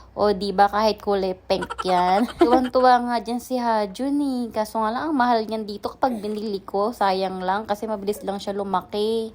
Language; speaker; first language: Filipino; native; Filipino